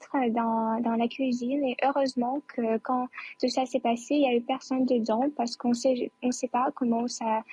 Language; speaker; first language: French; non-native, fluent; Ukrainian